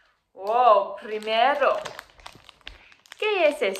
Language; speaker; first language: Spanish; non-native, fluent; English